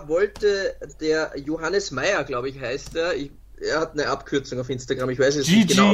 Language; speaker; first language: German; native; German